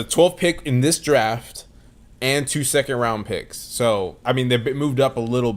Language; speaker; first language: English; native; English